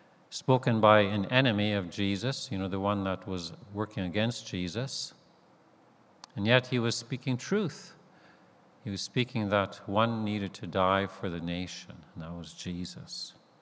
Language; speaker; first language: English; native; English